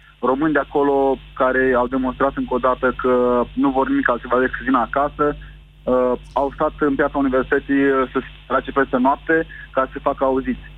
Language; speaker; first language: Romanian; native; Romanian